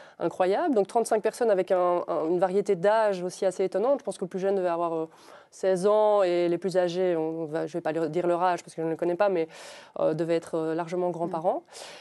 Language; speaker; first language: French; native; French